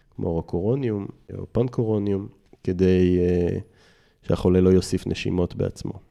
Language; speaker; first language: Hebrew; native; Hebrew